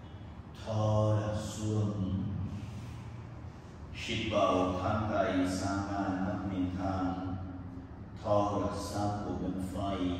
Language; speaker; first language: Vietnamese; non-native, learner; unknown